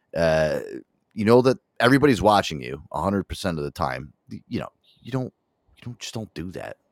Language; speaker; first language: English; native; English